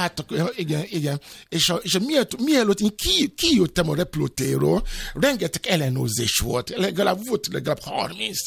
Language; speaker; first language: Hungarian; non-native, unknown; Yoruba